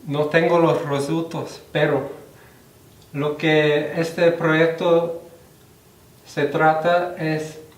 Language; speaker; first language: Spanish; non-native, fluent; English